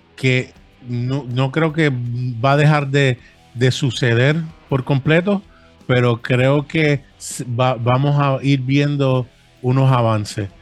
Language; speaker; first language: Spanish; early bilingual, heritage; Spanish